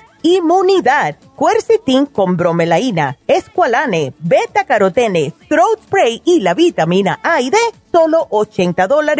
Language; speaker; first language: Spanish; native; Spanish